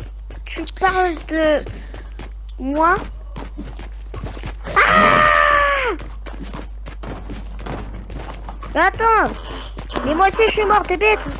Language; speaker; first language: French; native; French